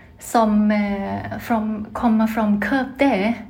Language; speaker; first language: Swedish; non-native, learner; Thai